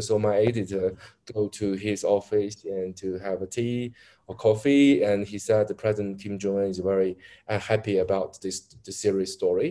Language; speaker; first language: English; non-native, learner; Chinese